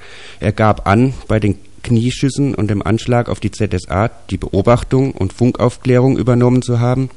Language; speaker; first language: German; native; German